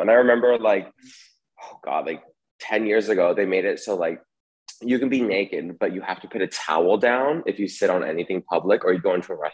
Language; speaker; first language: English; native; English